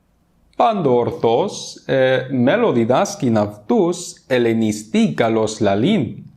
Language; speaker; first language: Greek; non-native, fluent; English